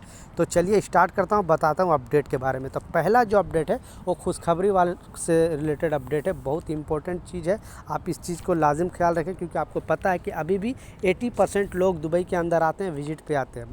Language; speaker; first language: Hindi; native; Hindi